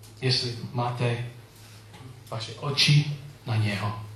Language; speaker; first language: Czech; non-native, learner; English